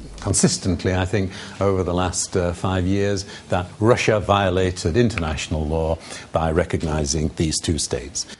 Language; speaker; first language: English; native; English